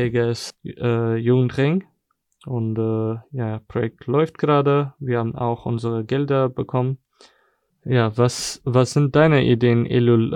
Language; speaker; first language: German; non-native, fluent; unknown